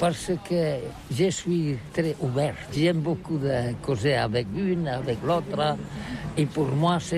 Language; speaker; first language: French; non-native, learner; Catalan